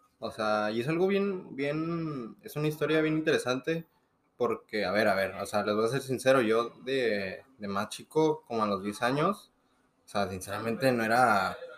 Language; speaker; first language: Spanish; native; Spanish